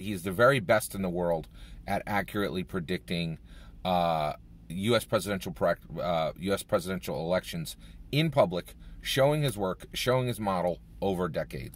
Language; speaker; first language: English; native; English